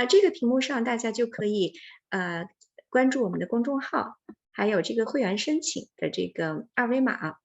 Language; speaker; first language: Chinese; native; Chinese